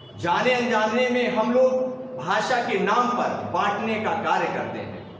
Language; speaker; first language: Hindi; native; Hindi